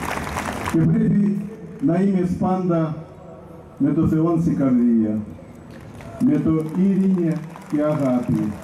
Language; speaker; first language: Greek; early bilingual, heritage; Russian